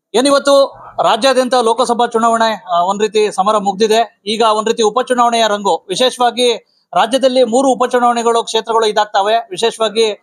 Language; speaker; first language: Kannada; native; Kannada